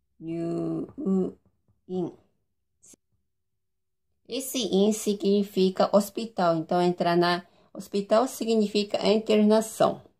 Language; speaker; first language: Portuguese; non-native, fluent; Japanese